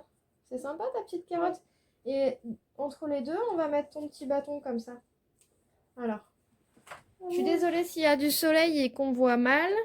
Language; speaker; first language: French; native; French